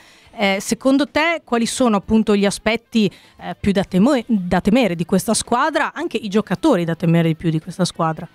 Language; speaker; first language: Italian; native; Italian